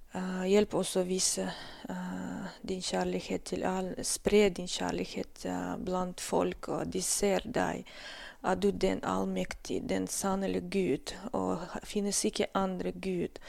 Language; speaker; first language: Norwegian; non-native, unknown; Russian